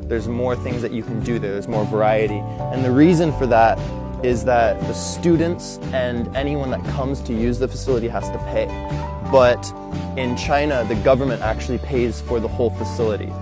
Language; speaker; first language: English; native; English